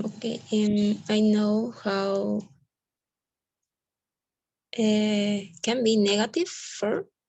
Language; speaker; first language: English; non-native, learner; Spanish